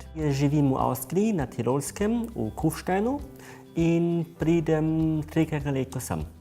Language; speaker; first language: Slovenian; early bilingual, heritage; Slovenian